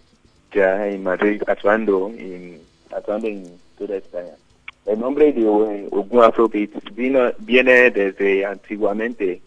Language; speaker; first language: Spanish; non-native, learner; Yoruba